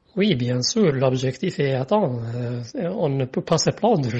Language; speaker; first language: French; non-native, fluent; Arabic